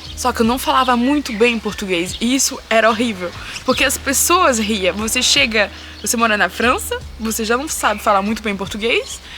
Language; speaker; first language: Portuguese; early bilingual, heritage; Portuguese